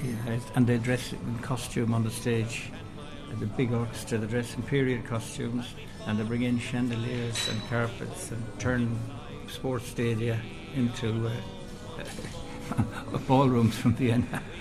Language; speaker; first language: English; native; English